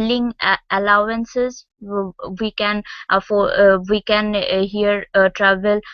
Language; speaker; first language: English; non-native, local second language; Hindi